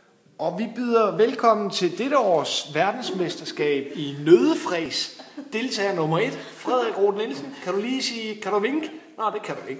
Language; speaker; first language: Danish; native; Danish